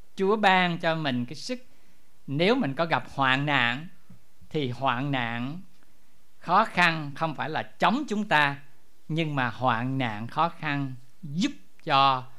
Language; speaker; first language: Vietnamese; native; Vietnamese